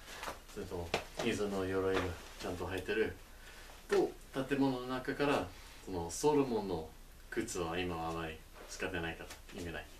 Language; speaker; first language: Japanese; non-native, learner; English